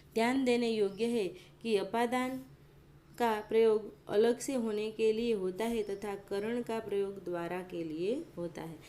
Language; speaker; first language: Hindi; non-native, local second language; Gujarati